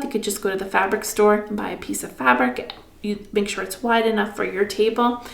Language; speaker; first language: English; native; English